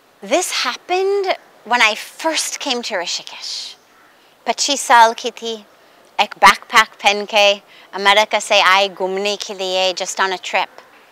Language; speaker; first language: English; native; English